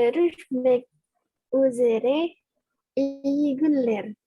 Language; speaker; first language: Turkish; non-native, learner; Indonesian